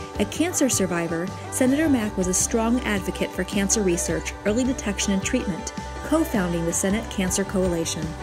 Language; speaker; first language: English; native; English